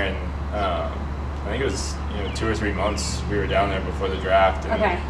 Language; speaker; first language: English; native; English